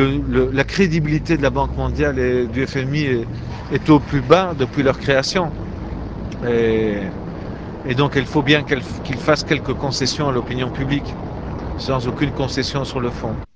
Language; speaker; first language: French; native; French